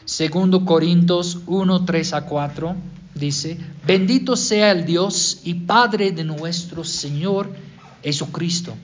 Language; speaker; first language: Spanish; non-native, fluent; English